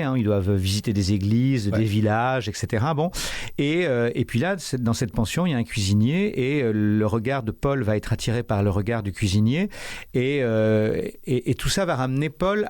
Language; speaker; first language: French; native; French